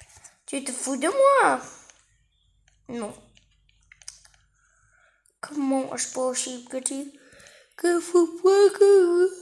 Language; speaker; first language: French; native; French